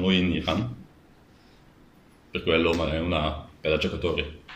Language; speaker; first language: Italian; non-native, learner; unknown